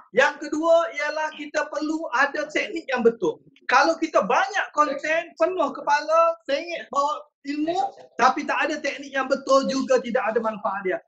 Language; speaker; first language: Malay; native; Malay